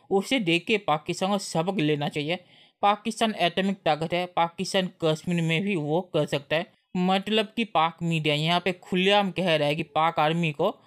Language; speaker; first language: Hindi; native; Hindi